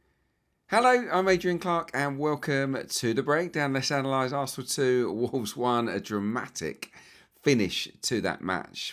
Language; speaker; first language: English; native; English